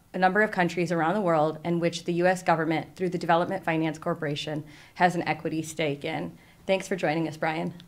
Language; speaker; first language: English; native; English